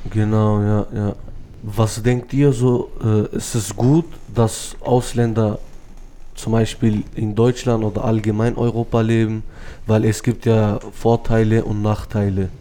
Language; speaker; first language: German; non-native, fluent; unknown